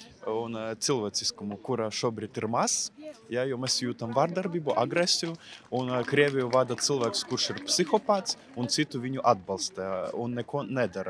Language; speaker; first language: Latvian; non-native, local second language; Russian